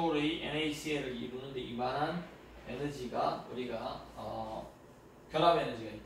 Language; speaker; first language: Korean; native; Korean